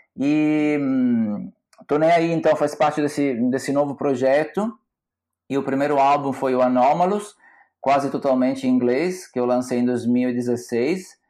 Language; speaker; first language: Portuguese; non-native, fluent; Italian